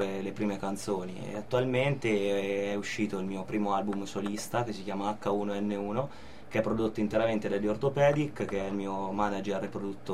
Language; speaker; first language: Italian; native; Italian